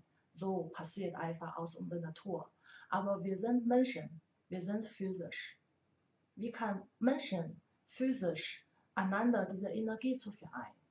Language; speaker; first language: German; non-native, learner; Chinese